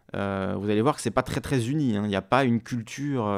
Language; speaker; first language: French; native; French